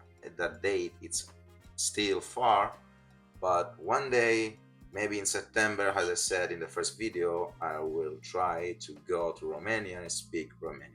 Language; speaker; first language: English; non-native, fluent; Italian